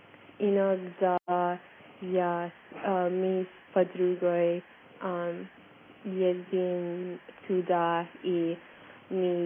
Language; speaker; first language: Russian; non-native, learner; English